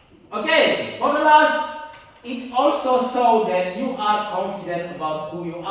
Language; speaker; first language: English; non-native, learner; Indonesian